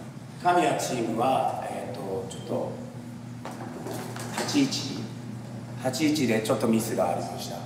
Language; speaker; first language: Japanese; non-native, fluent; Korean